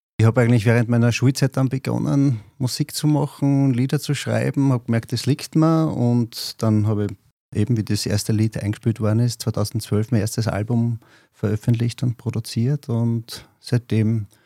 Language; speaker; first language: German; native; German